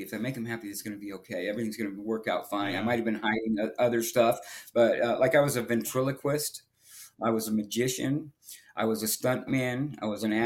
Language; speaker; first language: English; native; English